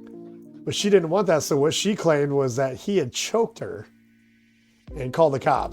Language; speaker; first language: English; native; English